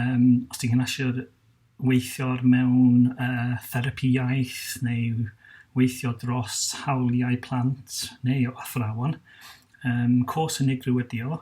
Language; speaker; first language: Welsh; non-native, local second language; English